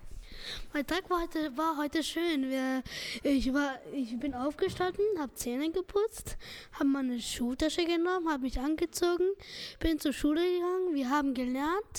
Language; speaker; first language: German; early bilingual, other home language; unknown